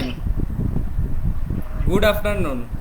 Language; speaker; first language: English; non-native, fluent; Bangla